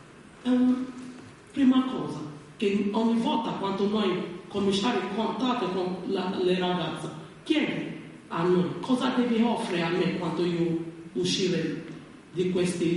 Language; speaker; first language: Italian; non-native, learner; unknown